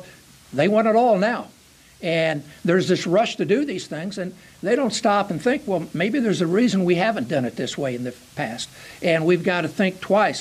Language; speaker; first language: English; native; English